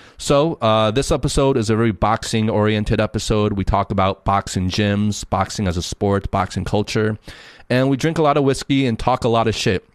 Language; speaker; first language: English; early bilingual, other home language; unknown